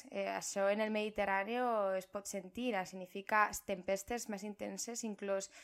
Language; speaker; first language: Catalan; non-native, local second language; Spanish